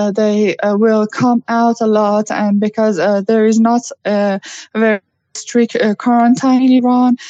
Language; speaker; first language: English; non-native, learner; Persian